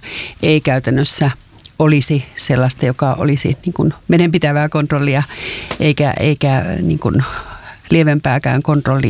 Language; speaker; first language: Finnish; native; Finnish